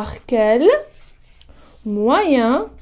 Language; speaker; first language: French; non-native, local second language; Arabic